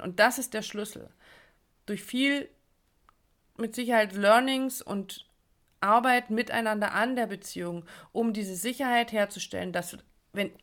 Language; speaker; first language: German; native; German